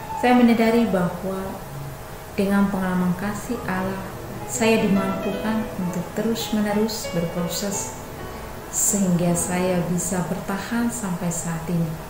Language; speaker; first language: Indonesian; non-native, local second language; Tetum